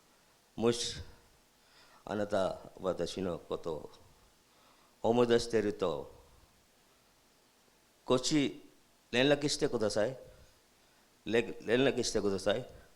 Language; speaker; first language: Japanese; non-native, learner; Urdu